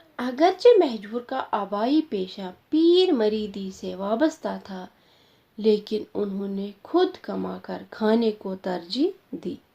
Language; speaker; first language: Urdu; non-native, local second language; Kashmiri